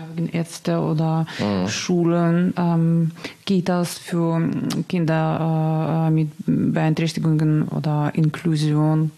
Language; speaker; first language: German; non-native, learner; Russian